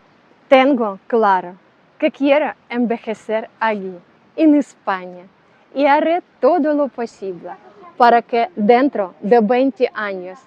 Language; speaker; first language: Spanish; non-native, learner; Russian